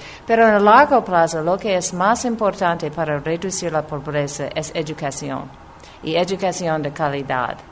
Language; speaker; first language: Spanish; non-native, fluent; English